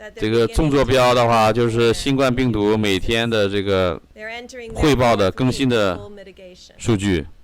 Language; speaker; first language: Chinese; native; Chinese